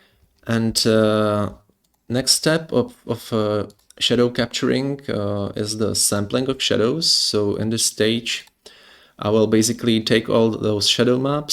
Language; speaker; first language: English; non-native, fluent; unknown